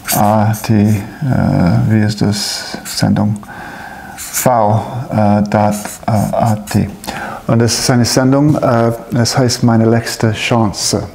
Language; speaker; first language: German; non-native, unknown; English